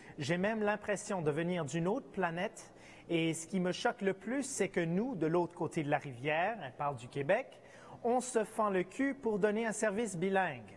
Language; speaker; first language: French; native; French